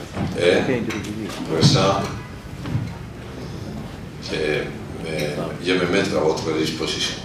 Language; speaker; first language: French; non-native, learner; Spanish